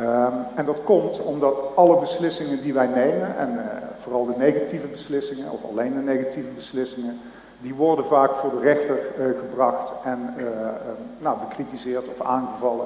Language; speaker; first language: Dutch; native; Dutch